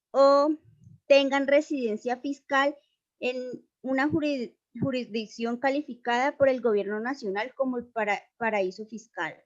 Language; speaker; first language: Spanish; native; Spanish